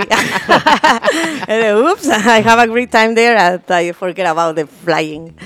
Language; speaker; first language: English; non-native, learner; Spanish